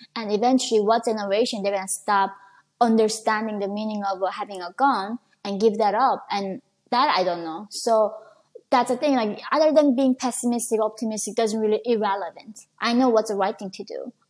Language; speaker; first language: English; non-native, fluent; Korean